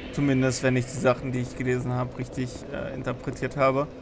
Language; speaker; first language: German; native; German